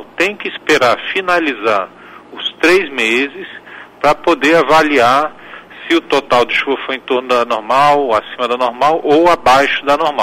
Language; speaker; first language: Portuguese; native; Portuguese